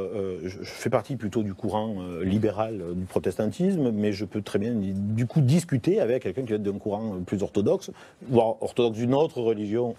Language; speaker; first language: French; native; French